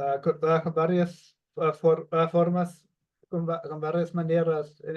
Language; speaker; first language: Spanish; non-native, learner; German